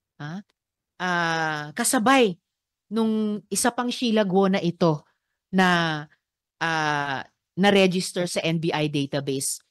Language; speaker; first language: Filipino; native; Filipino